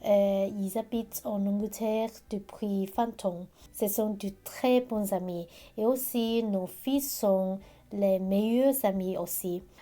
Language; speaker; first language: French; non-native, learner; Cantonese